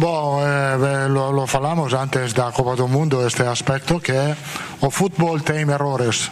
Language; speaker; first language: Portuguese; non-native, fluent; Spanish